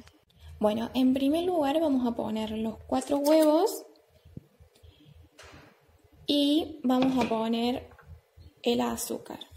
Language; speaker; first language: Spanish; native; Spanish